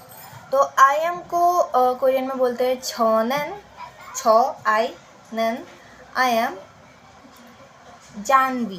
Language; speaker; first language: Hindi; native; Hindi